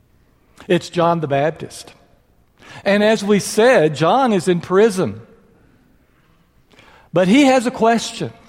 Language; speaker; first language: English; native; English